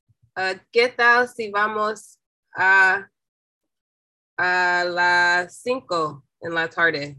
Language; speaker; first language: Spanish; non-native, learner; English